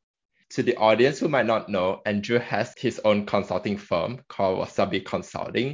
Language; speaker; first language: English; non-native, local second language; Chinese